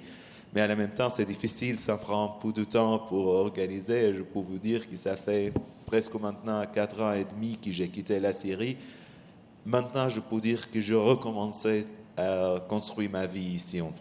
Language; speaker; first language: French; non-native, learner; Arabic